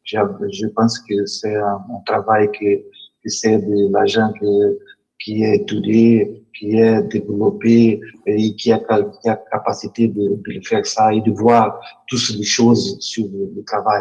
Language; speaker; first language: French; non-native, learner; Portuguese